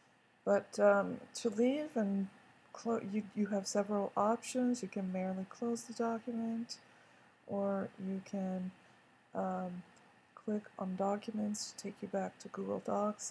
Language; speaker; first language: English; native; English